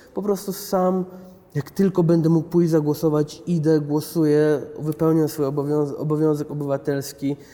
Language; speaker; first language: Polish; early bilingual, other home language; Chechen